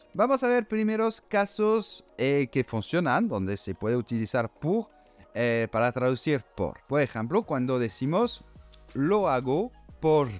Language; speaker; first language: Spanish; non-native, fluent; French